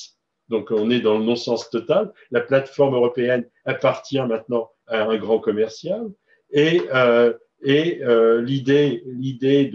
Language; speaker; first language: French; native; French